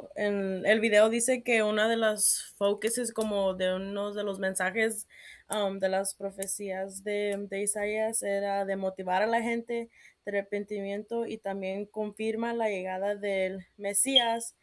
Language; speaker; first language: Spanish; early bilingual, heritage; Spanish